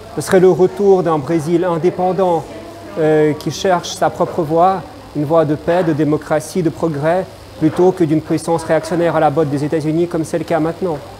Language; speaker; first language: French; native; French